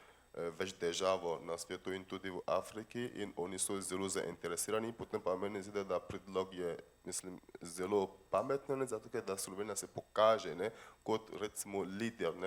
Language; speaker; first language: Slovenian; non-native, fluent; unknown